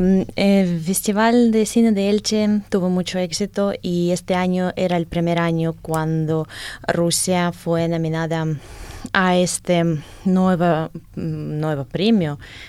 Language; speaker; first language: Spanish; non-native, fluent; Russian